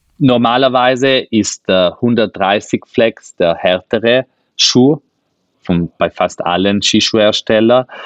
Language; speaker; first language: German; non-native, local second language; Ladin